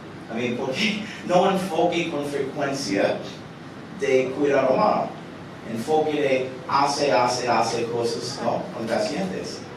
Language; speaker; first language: Spanish; early bilingual, heritage; English